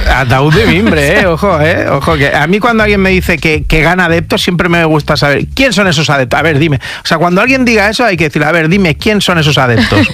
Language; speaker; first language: Spanish; native; Spanish